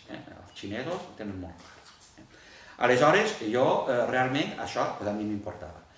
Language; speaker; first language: Catalan; early bilingual, heritage; Catalan